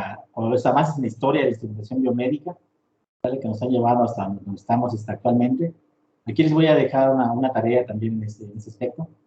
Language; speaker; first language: Spanish; native; Spanish